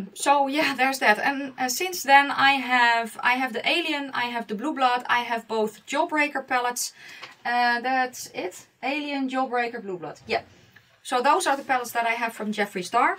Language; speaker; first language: English; non-native, fluent; Dutch